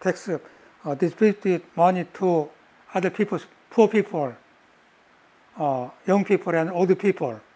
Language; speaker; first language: English; non-native, learner; Korean